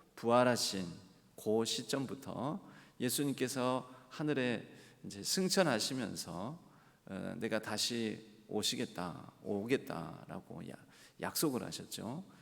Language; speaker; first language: Korean; native; Korean